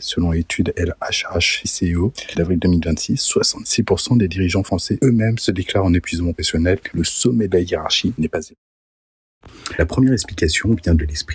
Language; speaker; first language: French; native; French